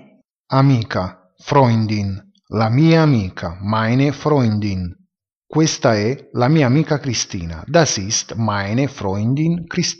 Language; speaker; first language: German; non-native, fluent; Italian